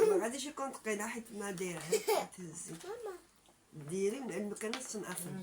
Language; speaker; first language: Arabic; native; Arabic